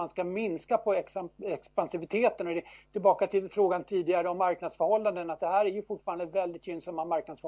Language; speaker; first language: Swedish; native; Swedish